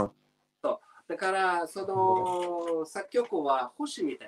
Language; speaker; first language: Japanese; non-native, learner; Russian